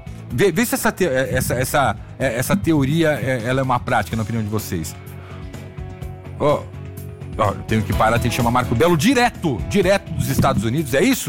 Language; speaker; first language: Portuguese; native; Portuguese